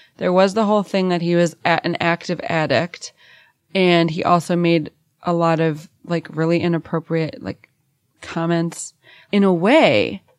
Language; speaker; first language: English; native; English